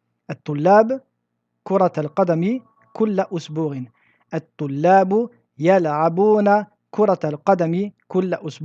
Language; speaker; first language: Arabic; non-native, fluent; French